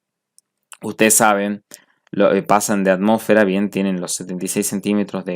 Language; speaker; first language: Spanish; native; Spanish